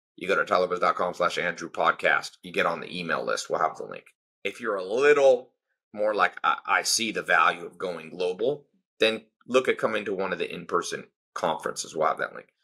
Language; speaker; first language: English; native; English